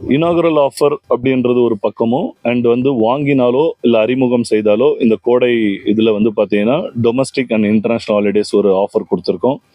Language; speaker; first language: Tamil; native; Tamil